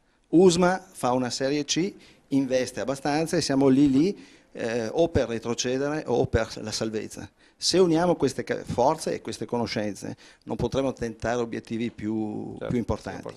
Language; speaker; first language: Italian; native; Italian